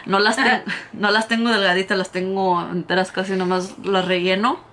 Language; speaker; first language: Spanish; early bilingual, heritage; Spanish